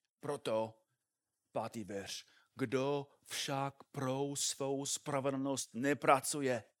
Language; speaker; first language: Czech; non-native, fluent; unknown